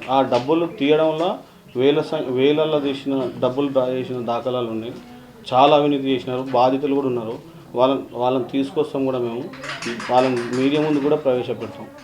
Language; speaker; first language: Telugu; native; Telugu